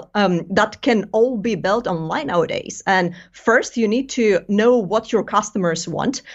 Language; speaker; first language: English; non-native, fluent; Greek